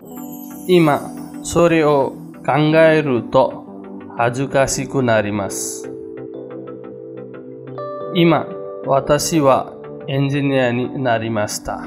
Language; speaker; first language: Japanese; non-native, learner; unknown